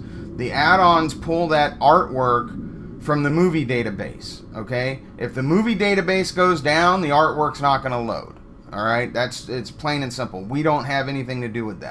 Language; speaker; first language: English; native; English